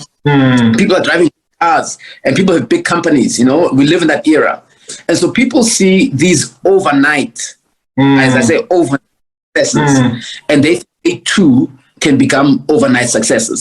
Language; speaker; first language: English; non-native, local second language; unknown